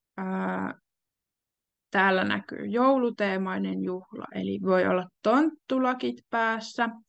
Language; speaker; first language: Finnish; native; Finnish